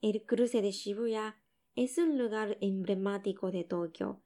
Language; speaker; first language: Spanish; non-native, learner; Japanese